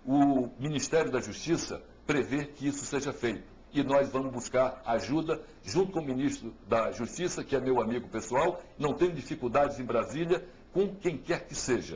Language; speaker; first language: Portuguese; native; Portuguese